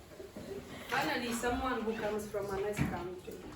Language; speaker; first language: English; non-native, learner; Italian